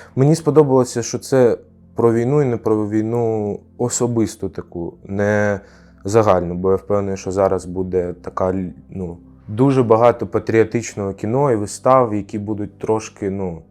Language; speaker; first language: Ukrainian; native; Ukrainian